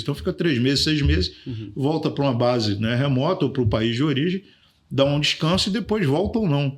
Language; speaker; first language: Portuguese; native; Portuguese